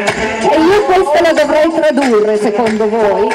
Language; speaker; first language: Italian; native; Italian